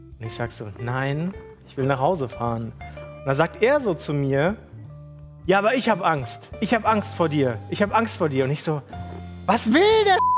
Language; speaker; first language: German; early bilingual, other home language; Italian